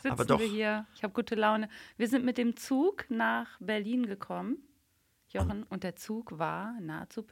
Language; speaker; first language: German; native; German